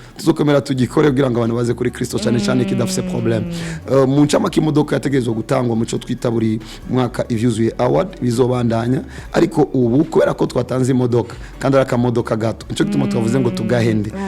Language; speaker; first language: Rundi; non-native, local second language; Swahili